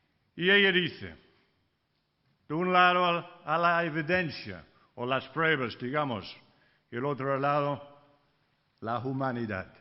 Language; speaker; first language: Spanish; non-native, fluent; English